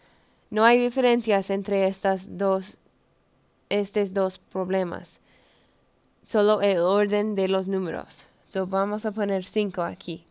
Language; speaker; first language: Spanish; early bilingual, heritage; Spanish